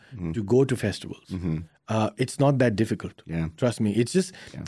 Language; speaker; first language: English; early bilingual, heritage; Arabic